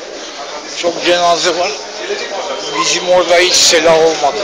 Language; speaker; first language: Turkish; native; Turkish